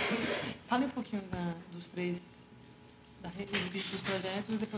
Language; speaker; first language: Spanish; non-native, learner; Portuguese